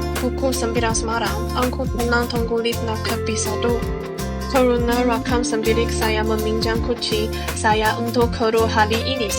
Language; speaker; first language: Malay; non-native, learner; Chinese